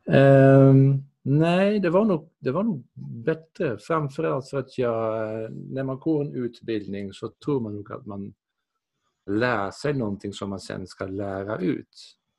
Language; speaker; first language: Swedish; non-native, fluent; Dutch